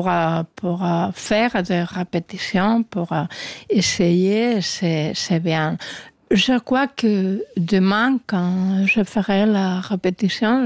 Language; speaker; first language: French; non-native, fluent; Spanish